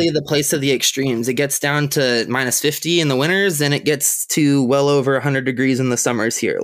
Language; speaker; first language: English; native; English